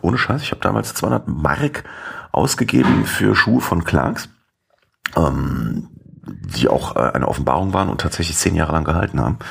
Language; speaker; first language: German; native; German